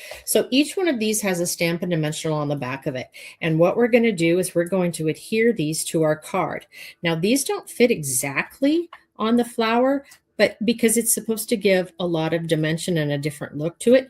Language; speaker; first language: English; native; English